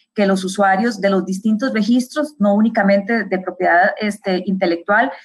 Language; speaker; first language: Spanish; native; Spanish